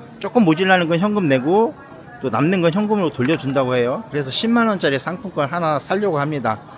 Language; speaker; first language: Korean; native; Korean